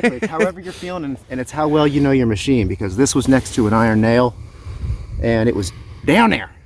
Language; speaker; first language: English; native; English